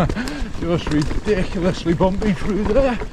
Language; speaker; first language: English; native; English